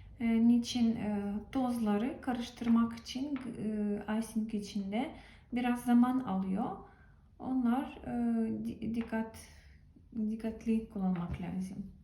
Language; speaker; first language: Turkish; non-native, learner; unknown